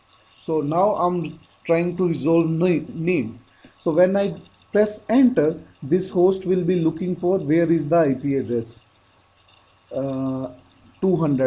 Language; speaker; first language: English; non-native, local second language; Hindi